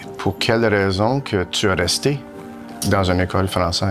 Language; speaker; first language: French; native; French